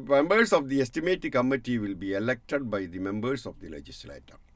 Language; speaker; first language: English; non-native, local second language; Malayalam